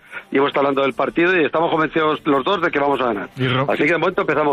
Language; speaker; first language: Spanish; native; Spanish